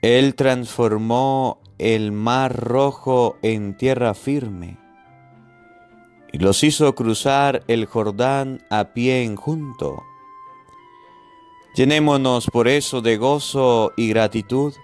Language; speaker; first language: Spanish; native; Spanish